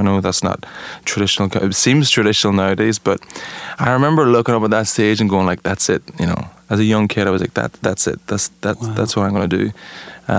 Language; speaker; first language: English; native; English